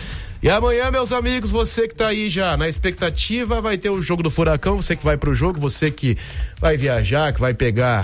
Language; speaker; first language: Portuguese; native; Portuguese